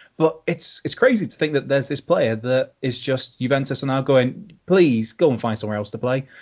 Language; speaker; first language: English; native; English